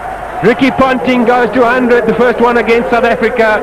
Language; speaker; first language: English; native; English